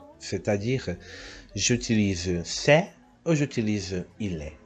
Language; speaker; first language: French; non-native, fluent; Portuguese